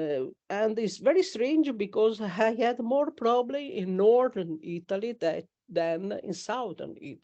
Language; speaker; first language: English; non-native, learner; Italian